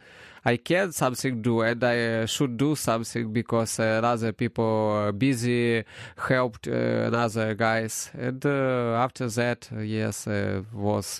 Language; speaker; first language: English; non-native, learner; Ukrainian